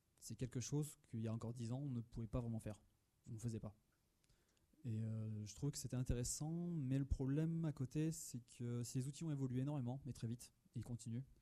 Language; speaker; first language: French; native; French